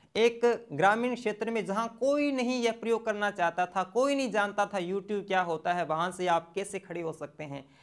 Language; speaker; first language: Hindi; native; Hindi